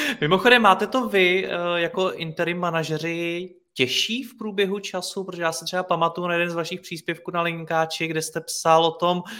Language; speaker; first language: Czech; native; Czech